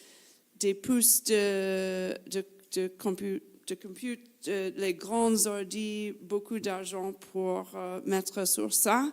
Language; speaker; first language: French; non-native, fluent; English